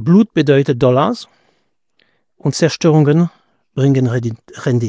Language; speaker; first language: German; non-native, fluent; French